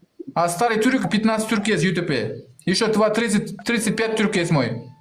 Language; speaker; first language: Russian; non-native, learner; Kyrgyz